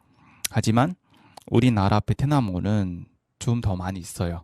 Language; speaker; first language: Korean; non-native, fluent; Vietnamese